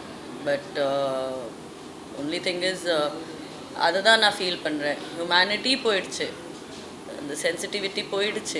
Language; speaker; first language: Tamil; non-native, fluent; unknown